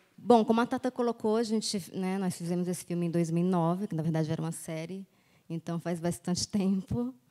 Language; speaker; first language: Portuguese; native; Portuguese